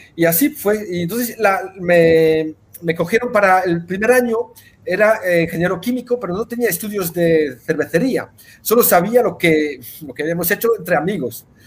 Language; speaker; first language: Spanish; early bilingual, heritage; Spanish